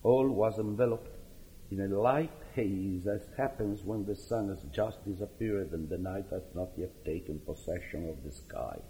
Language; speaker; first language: English; non-native, fluent; Italian